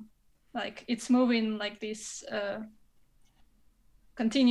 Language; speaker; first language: English; non-native, fluent; Russian